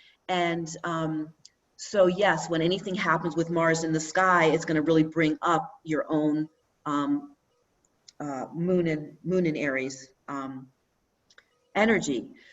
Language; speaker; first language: English; native; English